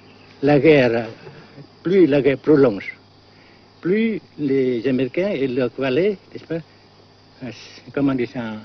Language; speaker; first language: French; non-native, fluent; Vietnamese